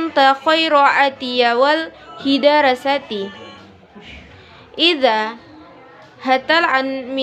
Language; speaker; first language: Arabic; non-native, learner; Indonesian